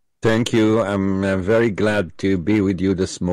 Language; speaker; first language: English; non-native, fluent; Hebrew